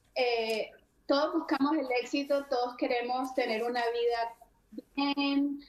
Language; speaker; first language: Spanish; native; Spanish